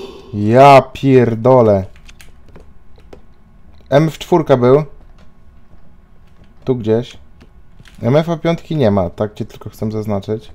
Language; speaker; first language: Polish; native; Polish